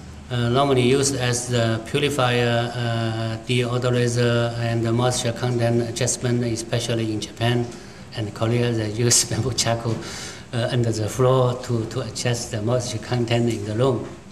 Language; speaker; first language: English; non-native, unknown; Chinese